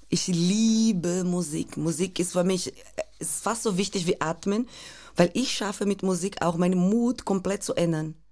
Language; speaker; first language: German; non-native, fluent; Portuguese